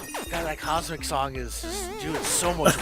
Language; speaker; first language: English; native; English